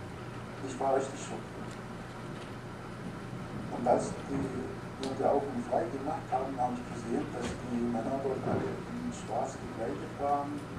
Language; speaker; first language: German; non-native, fluent; Arabic